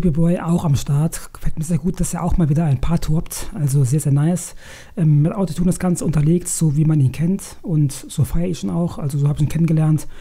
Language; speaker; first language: German; native; German